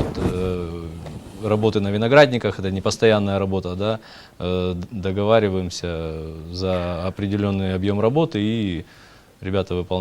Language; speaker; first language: Russian; native; Russian